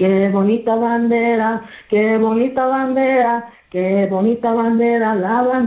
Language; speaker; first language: Spanish; early bilingual, heritage; English